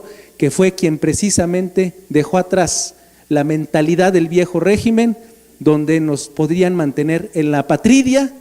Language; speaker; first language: Spanish; native; Spanish